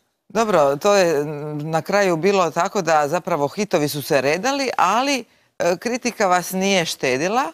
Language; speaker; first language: Croatian; native; Croatian